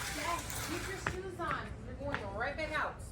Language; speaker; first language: English; native; English